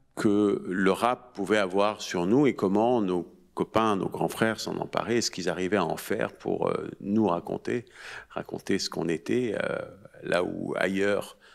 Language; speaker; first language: French; native; French